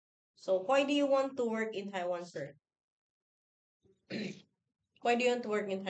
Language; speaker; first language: English; non-native, fluent; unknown